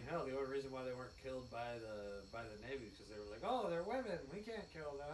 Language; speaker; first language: English; native; English